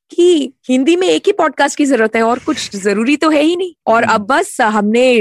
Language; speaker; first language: Hindi; native; Hindi